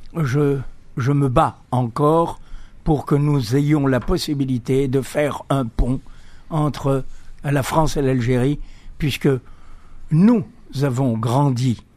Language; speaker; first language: French; native; French